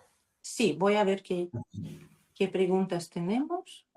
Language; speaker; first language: Spanish; non-native, learner; Russian